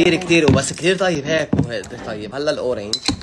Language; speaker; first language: Arabic; native; Arabic